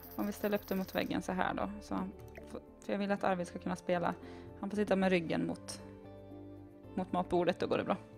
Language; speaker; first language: Swedish; native; Swedish